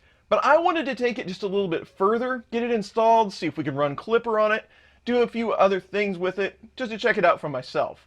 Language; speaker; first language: English; native; English